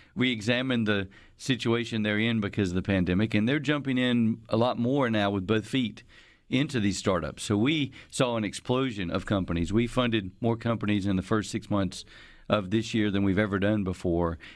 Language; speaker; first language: English; native; English